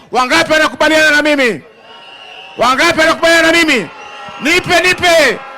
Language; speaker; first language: Swahili; native; Swahili